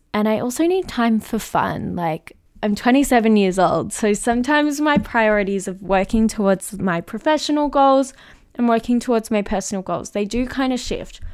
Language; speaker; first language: English; native; English